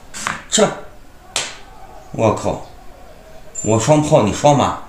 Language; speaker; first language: Chinese; native; Chinese